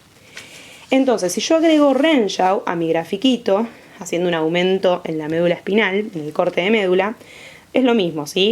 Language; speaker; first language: Spanish; native; Spanish